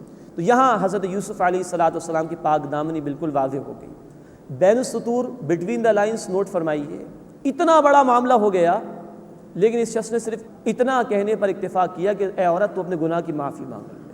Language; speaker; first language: Urdu; native; Urdu